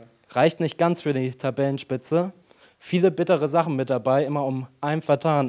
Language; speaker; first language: German; native; German